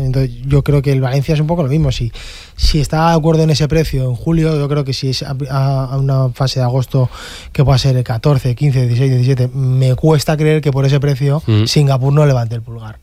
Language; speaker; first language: Spanish; native; Spanish